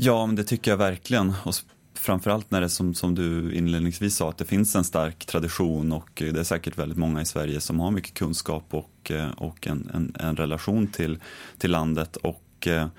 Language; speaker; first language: Swedish; native; Swedish